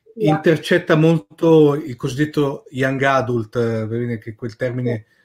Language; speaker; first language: Italian; native; Italian